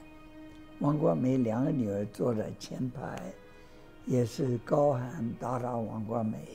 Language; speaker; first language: Chinese; non-native, fluent; English